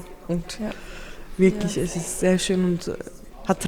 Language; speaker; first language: German; early bilingual, other home language; Turkish